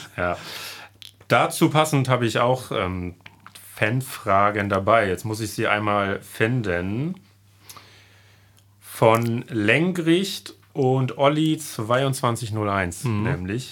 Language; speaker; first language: German; native; German